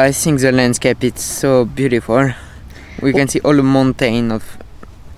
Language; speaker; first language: English; non-native, learner; French